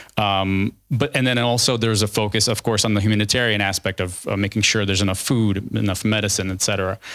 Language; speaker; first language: English; early bilingual, other home language; Ukrainian